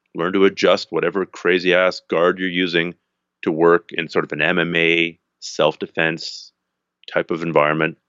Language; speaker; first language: English; native; English